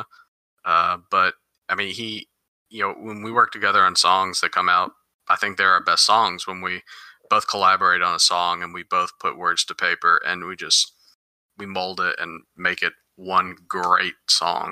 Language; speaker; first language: English; native; English